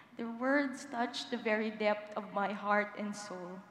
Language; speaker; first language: English; non-native, local second language; Filipino